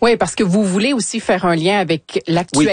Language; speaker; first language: French; native; French